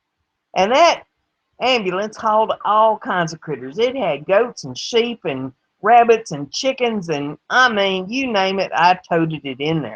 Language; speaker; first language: English; native; English